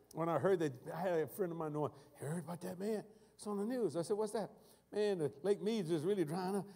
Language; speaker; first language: English; native; English